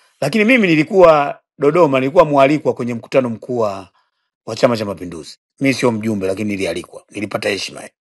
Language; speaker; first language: Swahili; native; Swahili